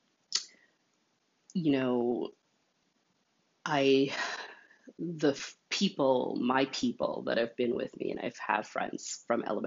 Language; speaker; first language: English; native; English